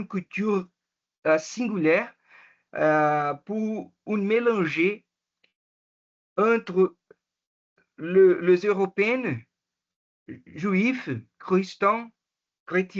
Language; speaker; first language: French; non-native, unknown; Portuguese